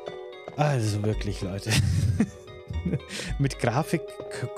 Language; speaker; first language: German; native; German